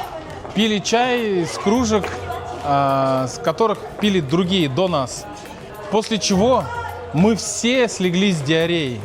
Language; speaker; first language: Russian; native; Russian